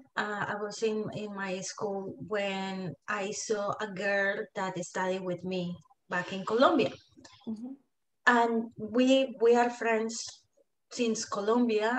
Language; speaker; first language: English; non-native, fluent; Spanish